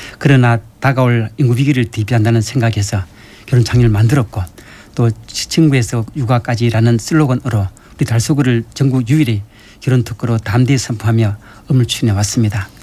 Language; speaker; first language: Korean; native; Korean